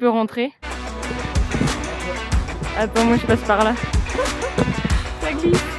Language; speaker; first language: French; native; French